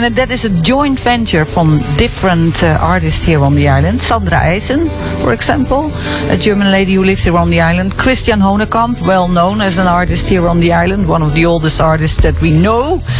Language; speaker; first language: English; non-native, fluent; Dutch